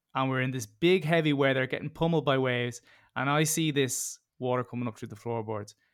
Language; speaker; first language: English; native; English